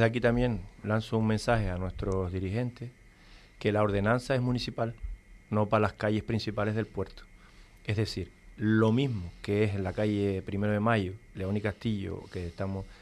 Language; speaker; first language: Spanish; native; Spanish